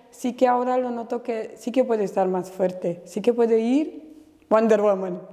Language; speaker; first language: Spanish; non-native, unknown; Romanian